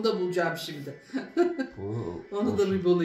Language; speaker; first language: Turkish; native; Turkish